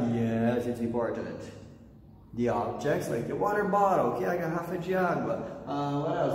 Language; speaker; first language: English; non-native, fluent; Portuguese